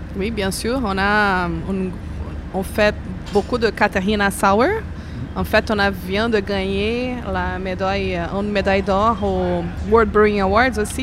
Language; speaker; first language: French; non-native, fluent; Portuguese